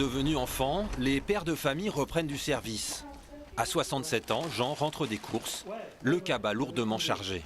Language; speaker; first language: French; native; French